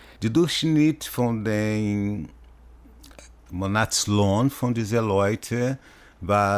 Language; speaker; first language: German; non-native, learner; Portuguese